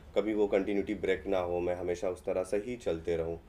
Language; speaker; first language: Hindi; native; Hindi